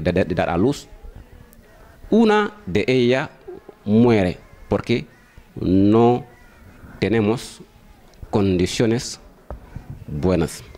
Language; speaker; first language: Spanish; non-native, fluent; Wolof